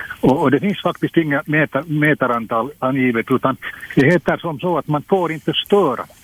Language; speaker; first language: Swedish; native; Swedish